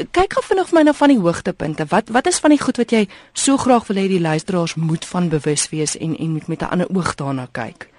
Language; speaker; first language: Afrikaans; native; Afrikaans